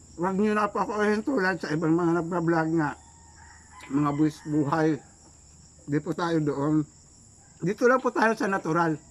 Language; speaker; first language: Filipino; non-native, local second language; Waray